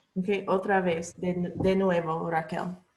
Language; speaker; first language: Spanish; non-native, learner; English